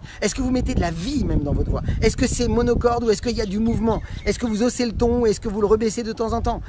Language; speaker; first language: French; native; French